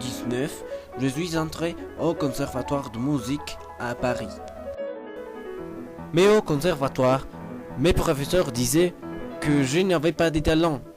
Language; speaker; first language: French; non-native, learner; Spanish